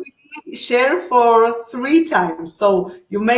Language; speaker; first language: English; non-native, fluent; Portuguese